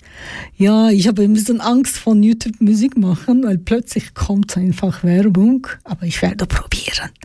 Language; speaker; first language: German; non-native, fluent; Georgian